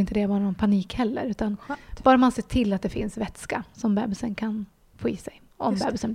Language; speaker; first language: Swedish; native; Swedish